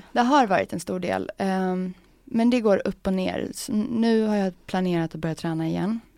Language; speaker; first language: Swedish; early bilingual, other home language; English